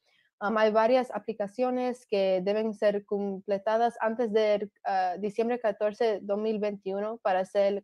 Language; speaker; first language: Spanish; early bilingual, other home language; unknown